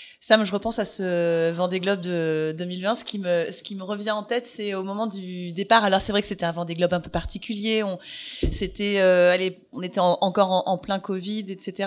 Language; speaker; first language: French; native; French